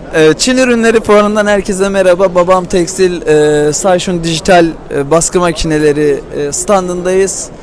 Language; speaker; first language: Turkish; native; Turkish